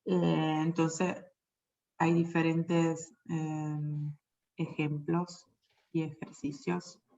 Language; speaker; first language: Spanish; non-native, fluent; Italian